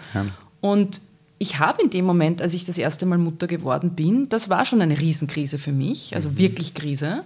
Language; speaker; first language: German; native; German